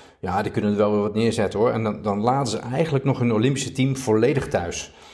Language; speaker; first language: Dutch; native; Dutch